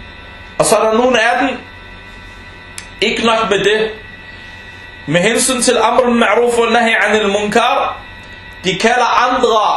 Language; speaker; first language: Danish; early bilingual, other home language; Arabic